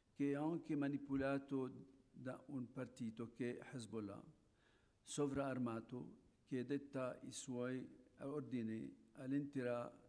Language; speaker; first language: Italian; non-native, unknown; Arabic